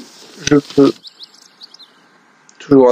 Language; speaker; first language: French; native; French